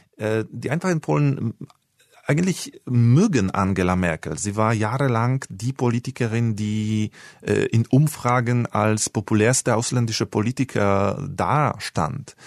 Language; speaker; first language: German; non-native, fluent; Polish